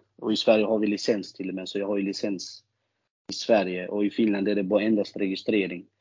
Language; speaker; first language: Swedish; early bilingual, other home language; Albanian